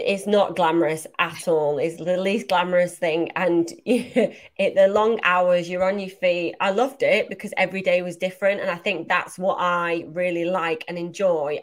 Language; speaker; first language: English; native; English